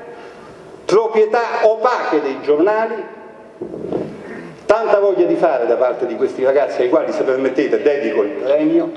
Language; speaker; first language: Italian; native; Italian